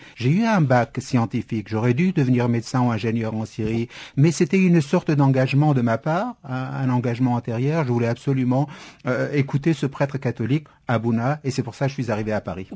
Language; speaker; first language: French; non-native, fluent; Kurdish